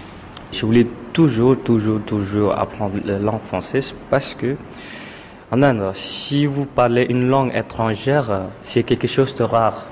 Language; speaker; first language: French; non-native, fluent; Tamil